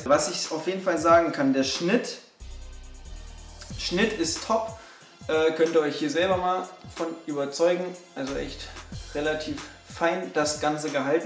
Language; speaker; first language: German; native; German